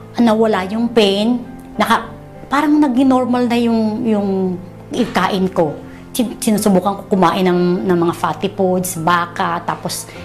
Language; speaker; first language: Filipino; non-native, local second language; Cebuano